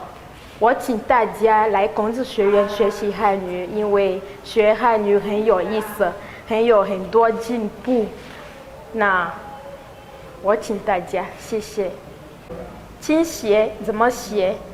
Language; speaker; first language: Chinese; non-native, learner; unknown